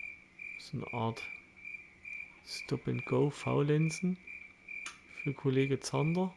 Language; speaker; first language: German; native; German